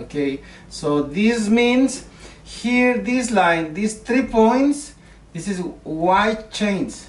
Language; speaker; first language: English; non-native, learner; Spanish